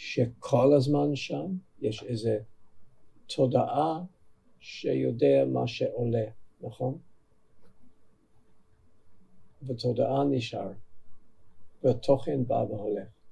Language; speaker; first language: Hebrew; non-native, fluent; English